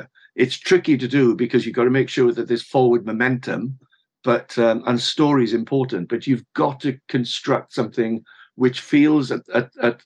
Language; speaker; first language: English; native; English